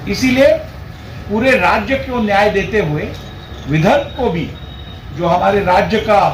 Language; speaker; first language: Hindi; non-native, local second language; Marathi